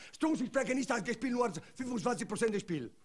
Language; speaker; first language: German; non-native, learner; Italian